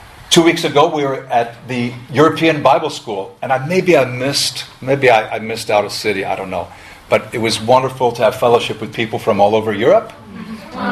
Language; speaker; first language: English; native; English